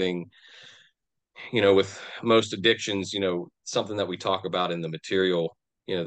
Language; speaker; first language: English; native; English